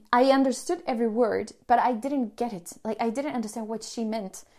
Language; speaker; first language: English; non-native, fluent; Spanish